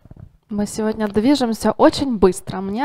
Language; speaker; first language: Russian; native; Russian